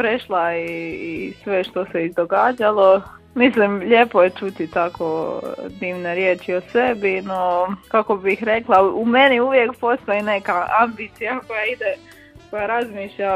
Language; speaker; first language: Croatian; native; Croatian